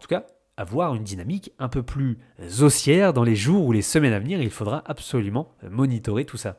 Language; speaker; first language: French; native; French